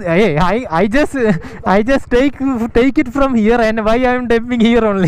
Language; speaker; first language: English; non-native, local second language; Malayalam